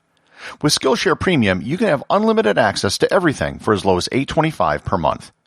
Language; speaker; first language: English; native; English